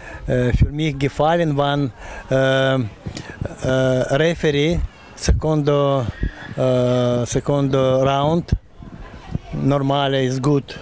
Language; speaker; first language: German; non-native, learner; Russian